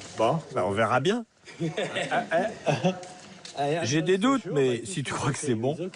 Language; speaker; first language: French; native; French